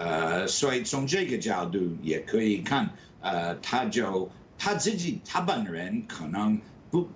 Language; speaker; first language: Chinese; non-native, fluent; English